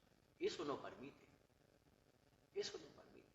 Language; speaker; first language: Spanish; non-native, learner; Bangla